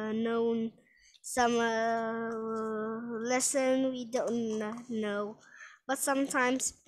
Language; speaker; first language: English; non-native, learner; Vietnamese